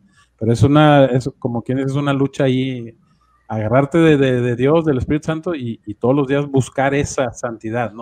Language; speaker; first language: Spanish; native; Spanish